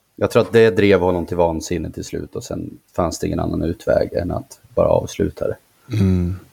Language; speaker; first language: Swedish; native; Swedish